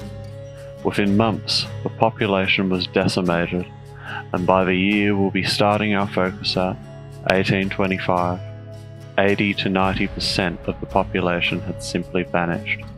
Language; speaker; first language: English; native; English